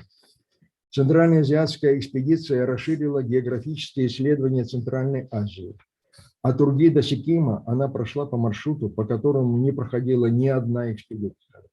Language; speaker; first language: Russian; native; Russian